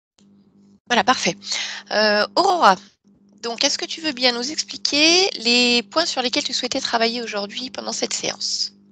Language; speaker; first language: French; native; French